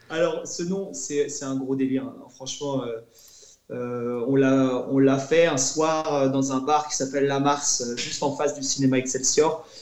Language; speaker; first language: French; native; French